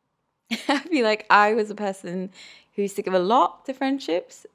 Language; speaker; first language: English; early bilingual, other home language; Urdu